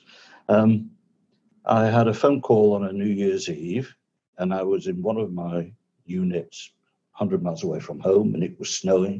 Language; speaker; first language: English; native; English